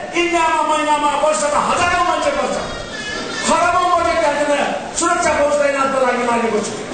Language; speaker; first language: Nepali; non-native, local second language; Sherpa